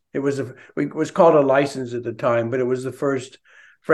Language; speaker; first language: English; native; English